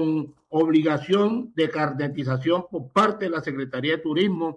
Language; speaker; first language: Spanish; native; Spanish